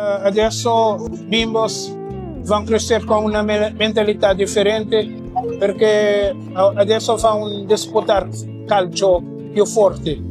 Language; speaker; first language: Italian; non-native, learner; Portuguese